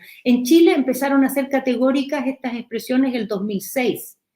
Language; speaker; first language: Spanish; native; Spanish